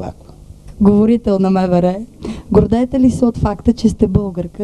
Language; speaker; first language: Bulgarian; native; Bulgarian